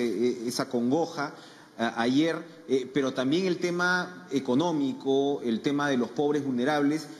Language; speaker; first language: Spanish; native; Spanish